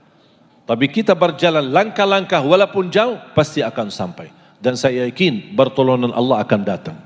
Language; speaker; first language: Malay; non-native, fluent; Arabic